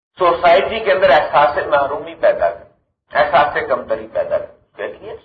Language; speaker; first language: Urdu; non-native, local second language; Punjabi